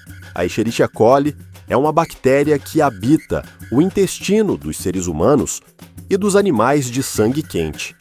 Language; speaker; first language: Portuguese; native; Portuguese